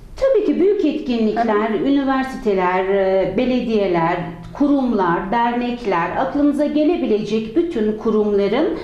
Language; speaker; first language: Turkish; native; Turkish